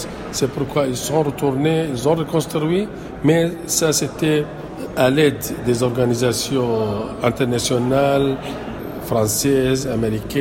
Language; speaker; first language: French; non-native, local second language; Arabic